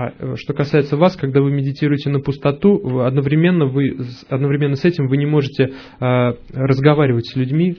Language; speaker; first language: Russian; native; Russian